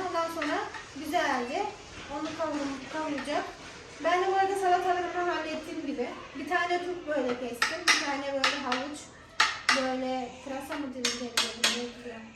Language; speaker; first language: Turkish; native; Turkish